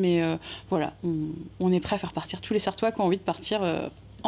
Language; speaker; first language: French; native; French